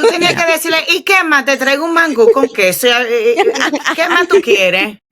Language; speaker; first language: Spanish; early bilingual, heritage; Spanish